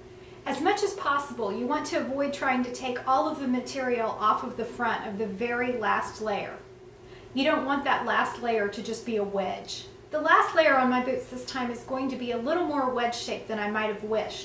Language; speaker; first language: English; native; English